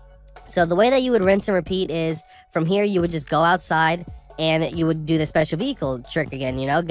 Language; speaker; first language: English; native; English